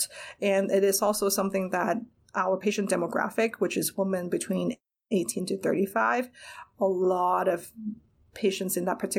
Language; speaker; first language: English; non-native, local second language; Cantonese